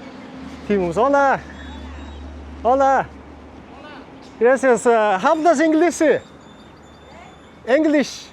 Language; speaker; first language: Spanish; non-native, learner; Mongolian